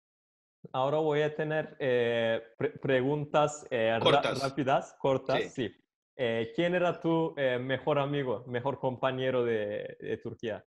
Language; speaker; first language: Spanish; non-native, fluent; Turkish